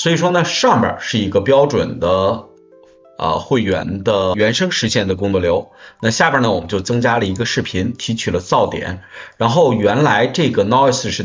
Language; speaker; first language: Chinese; native; Chinese